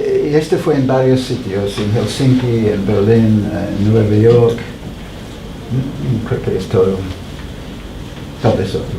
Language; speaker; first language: Spanish; non-native, fluent; English